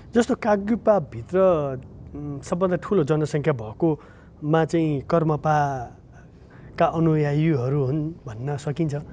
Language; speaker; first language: Nepali; native; Nepali